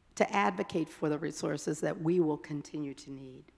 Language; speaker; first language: English; native; English